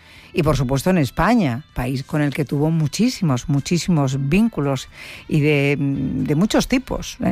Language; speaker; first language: Spanish; native; Spanish